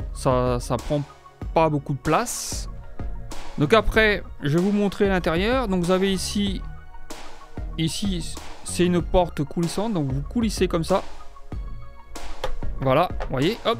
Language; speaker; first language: French; native; French